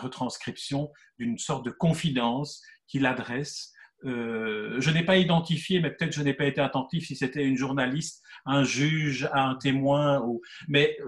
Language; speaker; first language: French; native; French